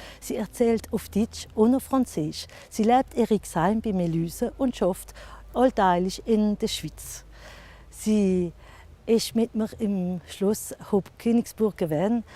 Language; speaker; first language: German; non-native, local second language; Swiss German